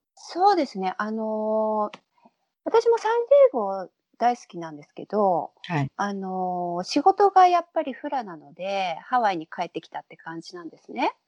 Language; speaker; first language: Japanese; native; Japanese